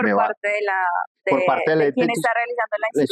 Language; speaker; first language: Spanish; native; Spanish